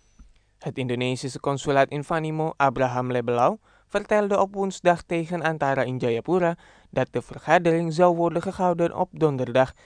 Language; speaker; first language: Dutch; non-native, fluent; Indonesian